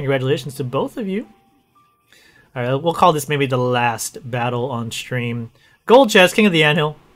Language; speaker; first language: English; native; English